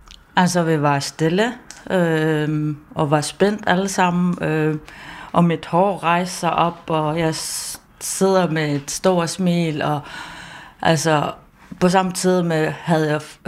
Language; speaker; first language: Danish; non-native, local second language; Kalaallisut